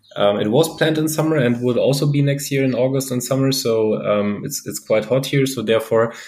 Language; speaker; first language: English; non-native, fluent; German